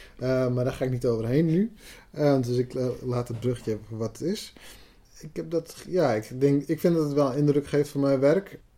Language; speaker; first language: Dutch; non-native, local second language; Western Frisian